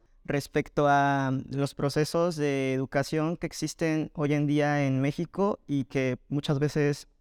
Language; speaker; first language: Spanish; native; Spanish